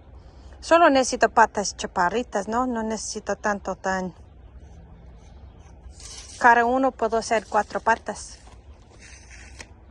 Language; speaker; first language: Spanish; early bilingual, heritage; English